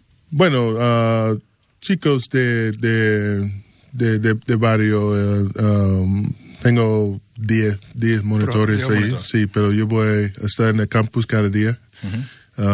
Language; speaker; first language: Spanish; non-native, learner; English